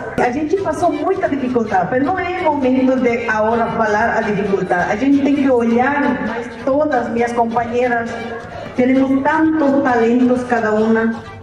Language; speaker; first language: Portuguese; non-native, fluent; Spanish